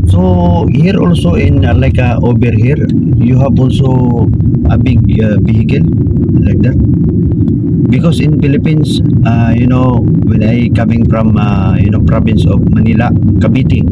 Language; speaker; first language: English; non-native, learner; Filipino